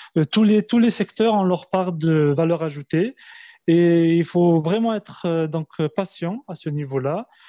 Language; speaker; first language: French; early bilingual, other home language; Arabic